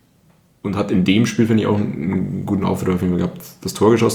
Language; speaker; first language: German; native; German